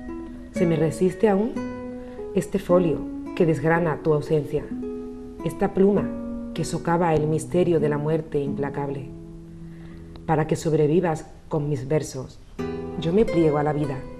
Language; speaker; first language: Spanish; native; Spanish